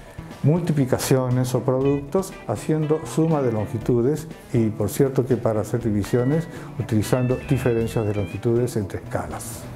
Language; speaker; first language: Spanish; native; Spanish